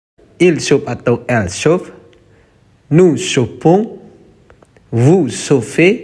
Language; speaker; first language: French; non-native, fluent; Indonesian